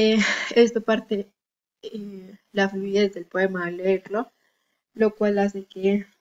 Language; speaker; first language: Spanish; native; Spanish